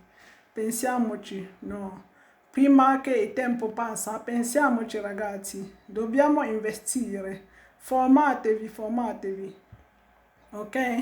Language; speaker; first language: Italian; non-native, learner; French